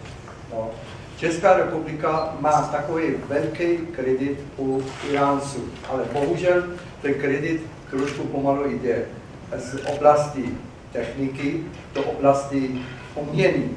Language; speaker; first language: Czech; non-native, fluent; Persian